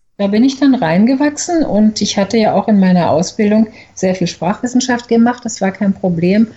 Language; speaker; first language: German; native; German